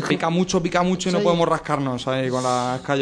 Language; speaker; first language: Spanish; native; Spanish